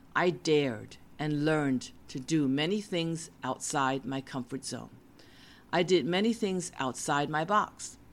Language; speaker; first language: English; native; English